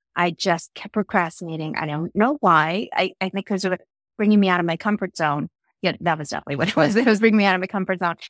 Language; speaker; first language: English; early bilingual, other home language; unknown